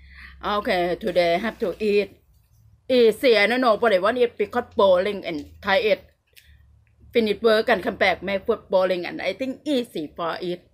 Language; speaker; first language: English; non-native, learner; Thai